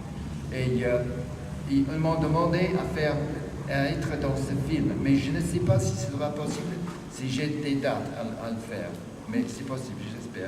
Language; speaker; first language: French; non-native, fluent; English